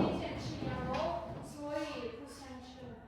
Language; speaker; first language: Chinese; non-native, learner; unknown